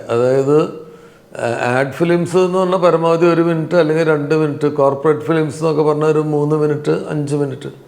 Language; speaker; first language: Malayalam; native; Malayalam